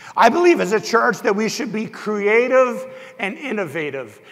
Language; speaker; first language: English; native; English